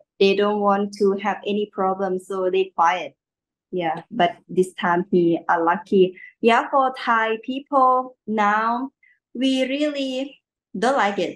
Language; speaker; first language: English; non-native, learner; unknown